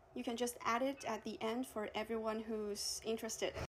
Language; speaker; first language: English; non-native, fluent; Chinese